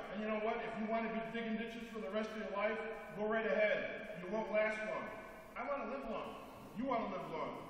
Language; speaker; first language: English; early bilingual, other home language; Spanish